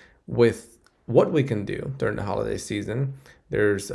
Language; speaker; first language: English; native; English